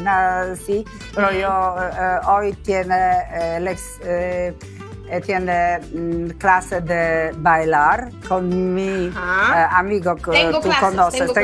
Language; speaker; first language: Spanish; non-native, learner; Polish